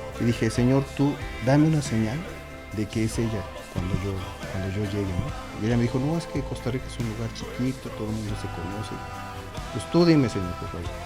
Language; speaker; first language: Spanish; native; Spanish